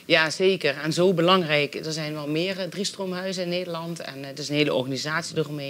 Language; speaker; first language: Dutch; native; Dutch